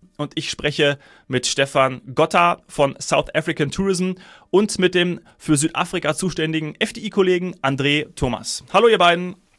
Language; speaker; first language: German; native; German